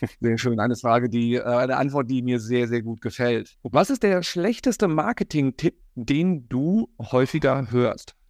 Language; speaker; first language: German; native; German